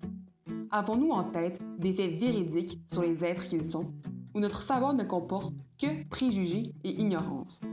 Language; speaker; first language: French; native; French